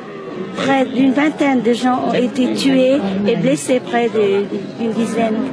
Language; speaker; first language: French; non-native, local second language; Vietnamese